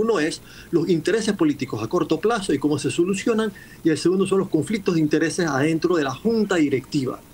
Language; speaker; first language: Spanish; native; Spanish